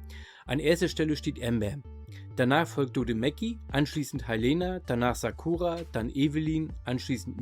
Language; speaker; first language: German; native; German